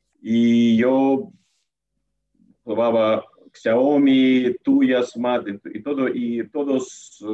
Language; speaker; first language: Spanish; non-native, learner; Russian